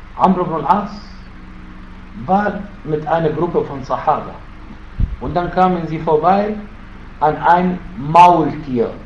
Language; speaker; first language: German; non-native, fluent; Arabic